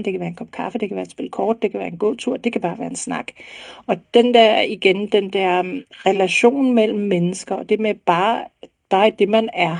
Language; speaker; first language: Danish; native; Danish